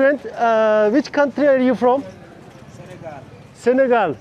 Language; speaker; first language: English; non-native, learner; Mongolian